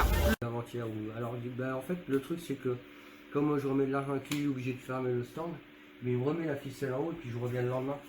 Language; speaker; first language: French; native; French